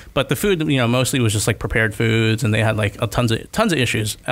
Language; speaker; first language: English; native; English